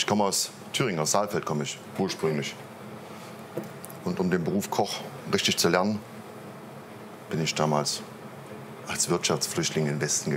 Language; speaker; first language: German; native; German